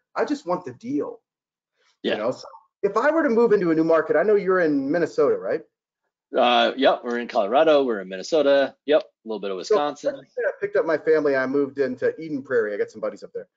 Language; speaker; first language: English; native; English